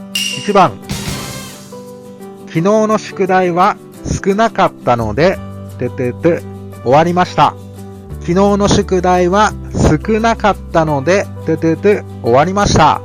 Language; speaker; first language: Japanese; non-native, fluent; Thai